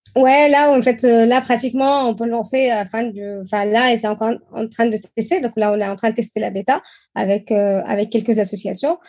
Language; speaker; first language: French; non-native, local second language; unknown